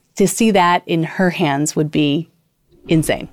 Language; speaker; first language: English; native; English